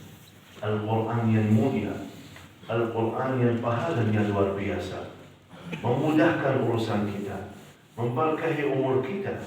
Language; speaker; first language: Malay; non-native, fluent; Arabic